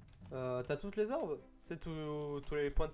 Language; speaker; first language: French; native; French